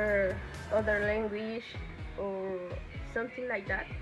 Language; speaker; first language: English; non-native, learner; Spanish